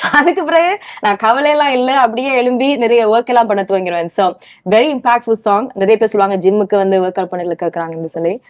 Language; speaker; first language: Tamil; early bilingual, heritage; Tamil